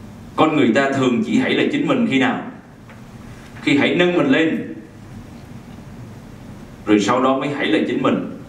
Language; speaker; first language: Vietnamese; native; Vietnamese